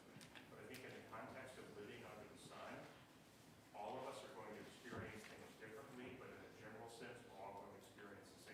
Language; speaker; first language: English; native; English